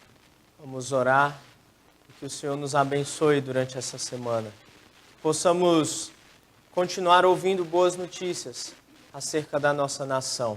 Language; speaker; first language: Portuguese; native; Portuguese